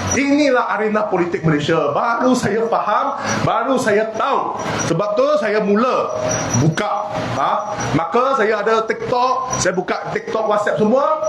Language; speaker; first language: Malay; non-native, local second language; Chinese